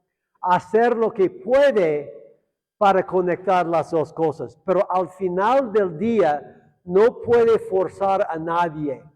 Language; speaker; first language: Spanish; non-native, fluent; English